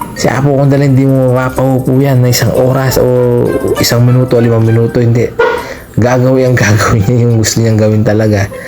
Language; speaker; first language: Filipino; non-native, local second language; Pampanga